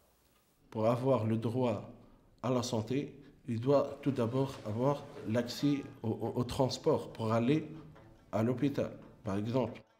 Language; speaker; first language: French; non-native, local second language; Arabic